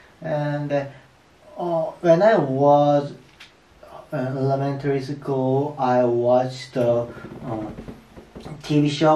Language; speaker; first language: English; non-native, learner; Korean